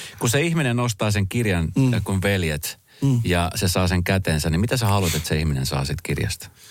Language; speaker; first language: Finnish; native; Finnish